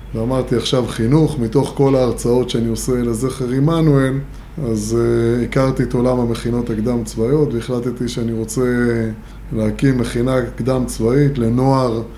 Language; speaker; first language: Hebrew; native; Hebrew